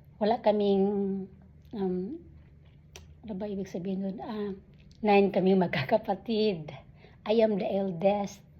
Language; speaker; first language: Filipino; non-native, local second language; Cebuano